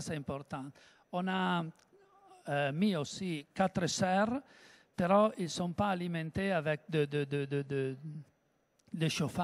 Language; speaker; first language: French; non-native, learner; Italian